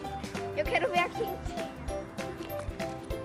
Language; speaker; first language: Portuguese; early bilingual, heritage; Portuguese